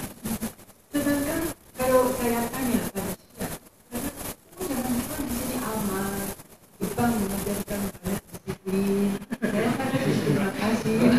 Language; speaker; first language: Indonesian; non-native, fluent; Japanese